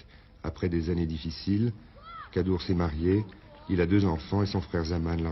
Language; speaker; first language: French; native; French